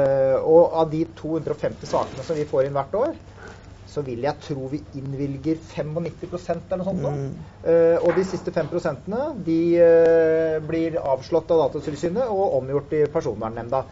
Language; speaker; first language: Norwegian; native; Norwegian